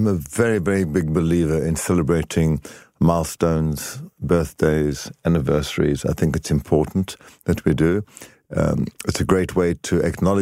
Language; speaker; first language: English; native; English